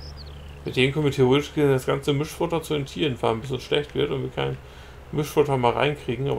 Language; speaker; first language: German; native; German